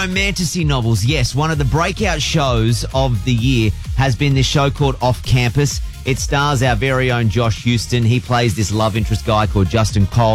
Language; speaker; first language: English; native; English